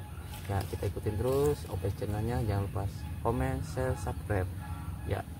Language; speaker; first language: Indonesian; native; Indonesian